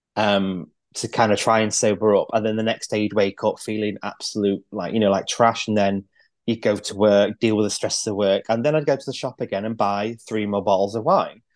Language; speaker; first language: English; native; English